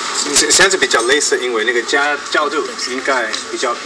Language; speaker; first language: Chinese; native; Chinese